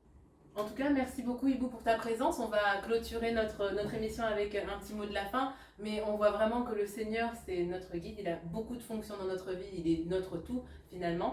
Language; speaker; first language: French; native; French